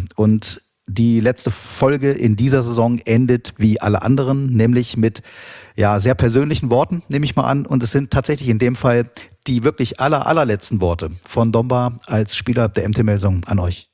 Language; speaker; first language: German; native; German